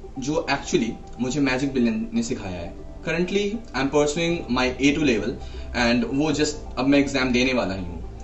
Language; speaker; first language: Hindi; native; Hindi